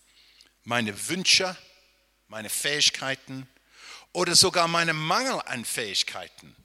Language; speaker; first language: German; non-native, fluent; English